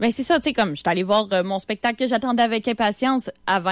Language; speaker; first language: French; native; French